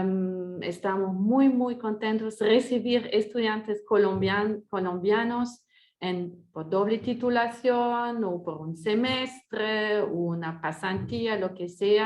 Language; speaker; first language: Spanish; non-native, fluent; French